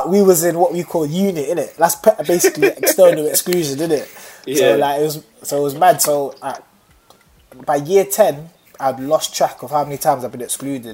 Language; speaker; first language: English; native; English